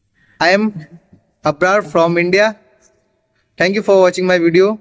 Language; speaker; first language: English; non-native, learner; Hindi